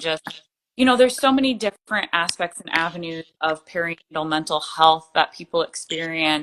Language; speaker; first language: English; native; English